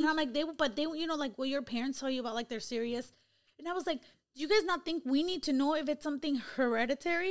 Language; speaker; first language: English; early bilingual, other home language; Spanish